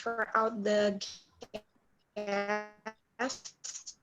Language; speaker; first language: English; non-native, learner; Indonesian